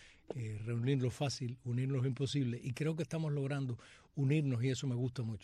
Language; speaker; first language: Spanish; native; Spanish